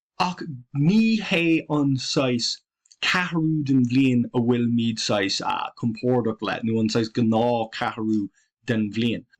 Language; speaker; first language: Irish; non-native, local second language; English